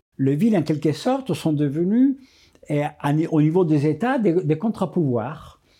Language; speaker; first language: French; non-native, fluent; Spanish